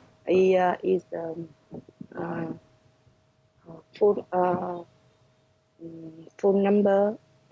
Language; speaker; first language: English; non-native, learner; Vietnamese